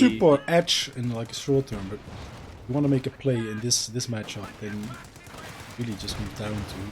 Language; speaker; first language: English; non-native, fluent; Dutch